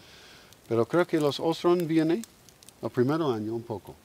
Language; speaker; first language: Spanish; non-native, learner; English